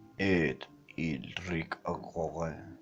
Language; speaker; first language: French; non-native, learner; Spanish